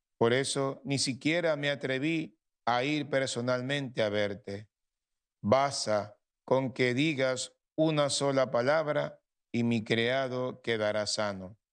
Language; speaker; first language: Spanish; native; Spanish